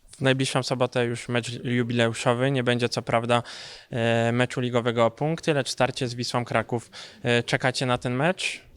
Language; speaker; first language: Polish; native; Polish